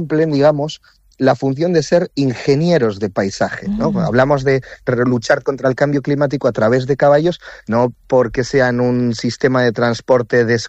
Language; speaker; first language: Catalan; non-native, local second language; Galician